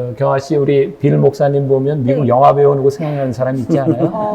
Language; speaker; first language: Korean; native; Korean